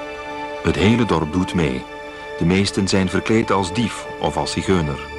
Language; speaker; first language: Dutch; native; Dutch